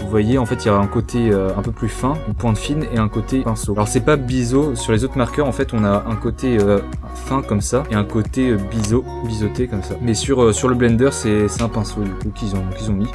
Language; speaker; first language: French; native; French